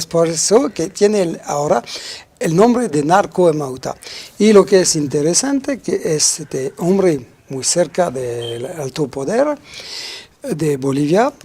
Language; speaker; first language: Spanish; non-native, fluent; French